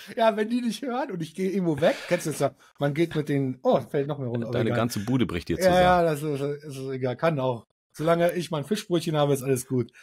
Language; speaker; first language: German; early bilingual, other home language; Arabic